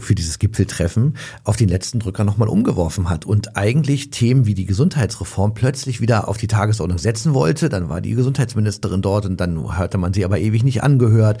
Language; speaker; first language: German; native; German